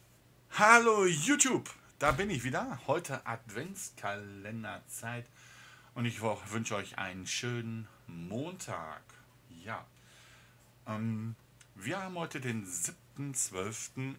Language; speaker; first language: German; native; German